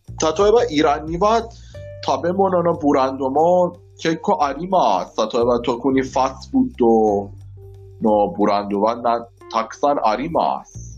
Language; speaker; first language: Japanese; non-native, learner; Persian